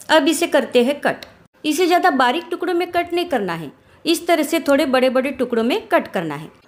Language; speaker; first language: Hindi; non-native, local second language; Marathi